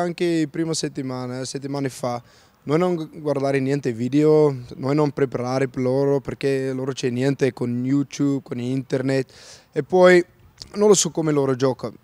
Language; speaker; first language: Italian; non-native, learner; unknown